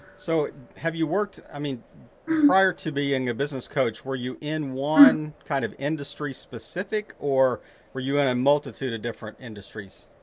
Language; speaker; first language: English; native; English